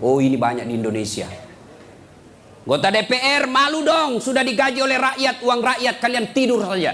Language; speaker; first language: Indonesian; native; Indonesian